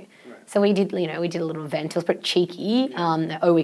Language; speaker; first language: English; non-native, local second language; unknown